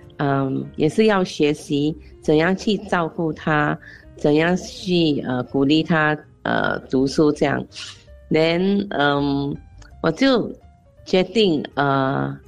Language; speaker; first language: Chinese; non-native, local second language; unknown